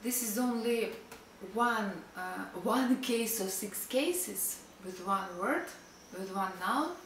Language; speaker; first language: English; non-native, fluent; Russian